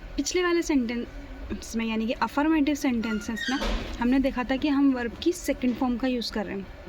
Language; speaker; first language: Hindi; native; Hindi